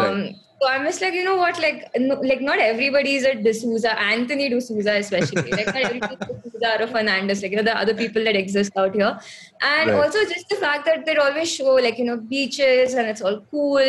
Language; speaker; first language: English; non-native, local second language; Konkani